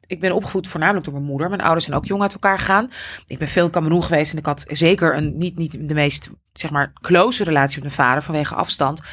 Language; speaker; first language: Dutch; native; Dutch